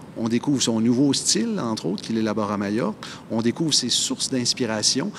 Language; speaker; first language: French; native; French